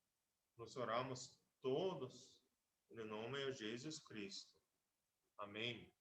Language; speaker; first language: Portuguese; non-native, learner; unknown